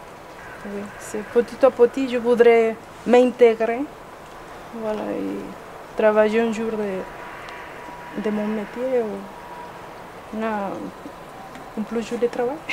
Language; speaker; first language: French; non-native, learner; Spanish